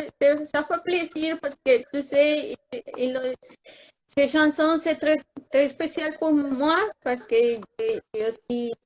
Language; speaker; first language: French; non-native, learner; Spanish